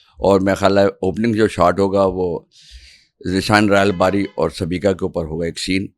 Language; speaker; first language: Urdu; native; Urdu